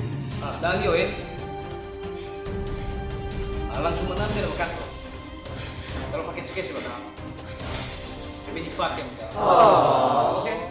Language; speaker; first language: Indonesian; non-native, local second language; Nias